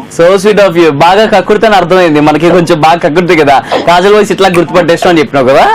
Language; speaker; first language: Telugu; native; Telugu